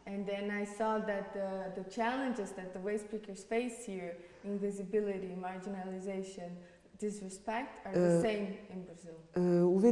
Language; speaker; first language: English; non-native, fluent; Portuguese